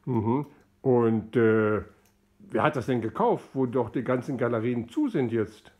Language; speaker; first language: German; native; German